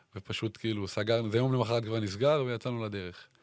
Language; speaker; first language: Hebrew; native; Hebrew